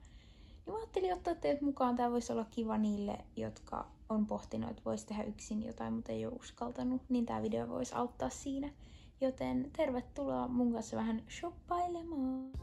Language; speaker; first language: Finnish; native; Finnish